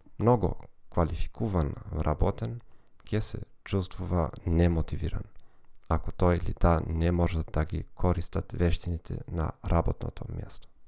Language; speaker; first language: Macedonian; non-native, learner; German